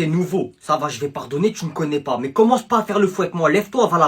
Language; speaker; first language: French; native; French